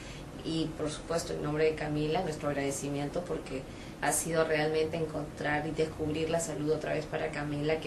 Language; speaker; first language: Spanish; native; Spanish